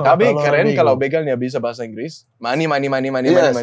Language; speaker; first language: Indonesian; non-native, learner; Danish